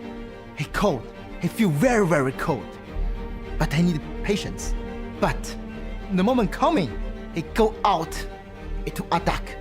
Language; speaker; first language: English; non-native, learner; Chinese